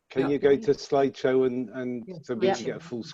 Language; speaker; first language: English; native; English